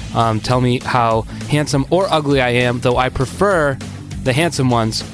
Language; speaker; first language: English; native; English